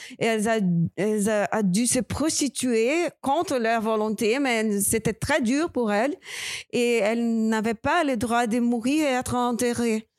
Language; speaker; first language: French; non-native, fluent; Portuguese